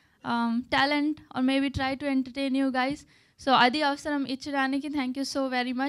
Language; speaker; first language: Telugu; non-native, learner; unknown